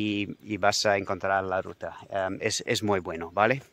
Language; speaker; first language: Spanish; non-native, learner; English